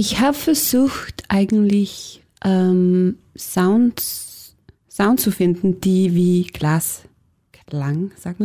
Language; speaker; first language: German; non-native, fluent; Danish